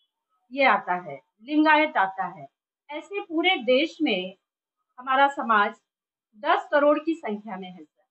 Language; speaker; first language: Hindi; native; Hindi